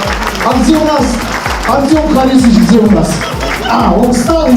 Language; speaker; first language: Russian; non-native, local second language; Armenian